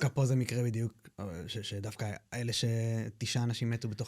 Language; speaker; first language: Hebrew; native; Hebrew